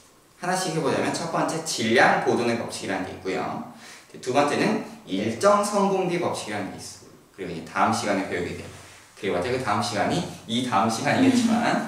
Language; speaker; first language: Korean; native; Korean